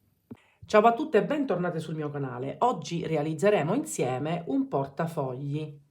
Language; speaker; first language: Italian; native; Italian